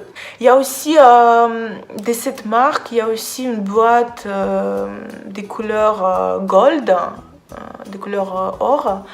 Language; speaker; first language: French; non-native, fluent; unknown